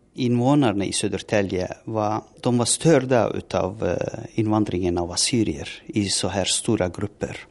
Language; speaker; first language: Swedish; non-native, fluent; Turoyo